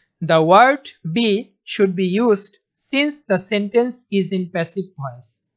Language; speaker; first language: English; non-native, local second language; Bangla